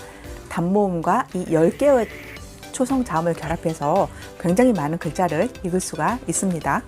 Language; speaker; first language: Korean; native; Korean